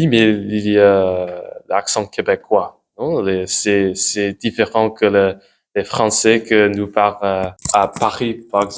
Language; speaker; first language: French; non-native, learner; English